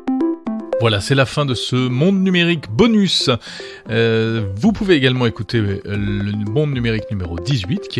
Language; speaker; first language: French; native; French